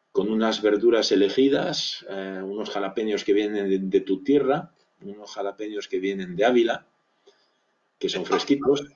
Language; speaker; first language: Spanish; early bilingual, other home language; French